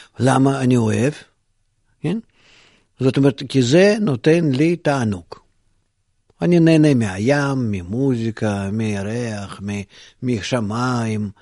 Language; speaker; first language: Hebrew; non-native, fluent; Russian